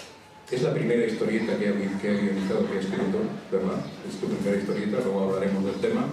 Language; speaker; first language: Spanish; native; Spanish